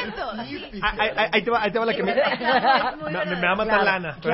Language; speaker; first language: Spanish; native; Spanish